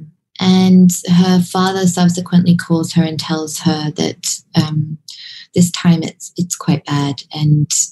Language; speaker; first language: English; native; English